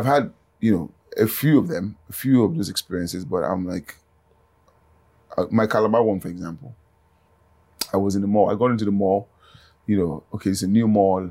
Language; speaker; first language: English; non-native, local second language; Yoruba